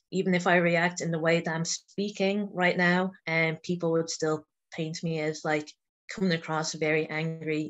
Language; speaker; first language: English; native; English